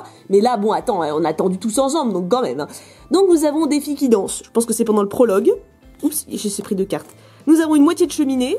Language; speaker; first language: French; native; French